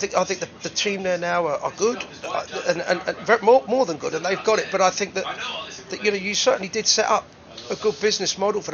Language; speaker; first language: English; native; English